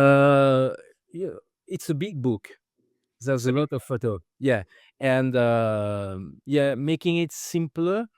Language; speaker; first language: English; non-native, fluent; French